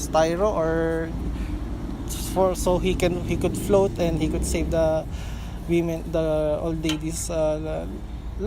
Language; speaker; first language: English; non-native, learner; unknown